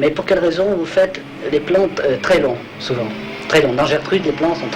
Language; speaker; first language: French; native; French